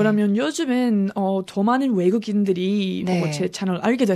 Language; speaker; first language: Korean; non-native, learner; English